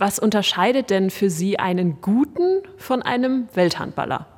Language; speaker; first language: German; native; German